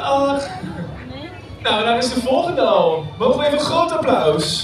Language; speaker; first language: Dutch; native; Dutch